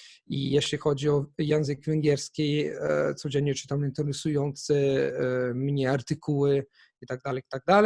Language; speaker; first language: Polish; non-native, fluent; Italian